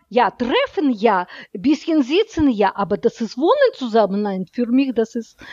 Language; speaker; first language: German; non-native, learner; Russian